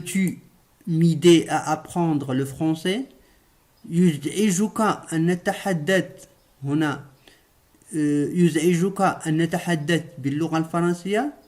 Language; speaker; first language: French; non-native, local second language; Arabic